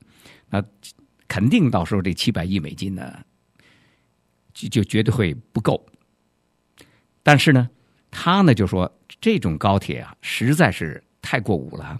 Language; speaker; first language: Chinese; native; Chinese